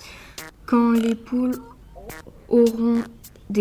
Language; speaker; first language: French; native; French